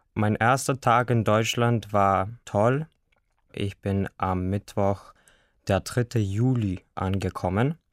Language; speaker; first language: German; non-native, learner; Macedonian